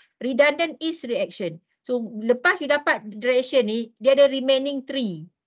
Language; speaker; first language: English; non-native, local second language; Malay